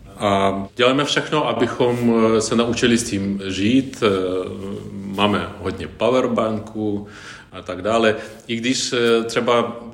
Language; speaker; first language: Czech; non-native, fluent; Ukrainian